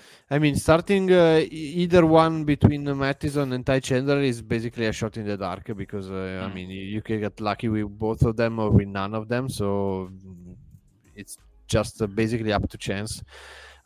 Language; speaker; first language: English; non-native, fluent; Italian